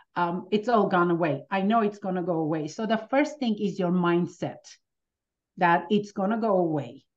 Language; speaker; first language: English; early bilingual, other home language; Armenian